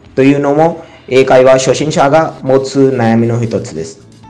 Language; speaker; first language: Japanese; non-native, fluent; Hindi